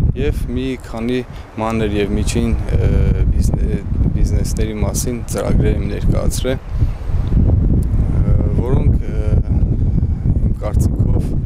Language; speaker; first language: Armenian; native; Armenian